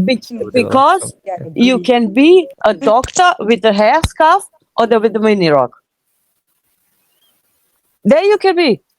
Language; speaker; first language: English; non-native, fluent; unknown